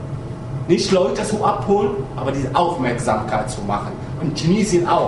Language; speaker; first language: German; non-native, fluent; Arabic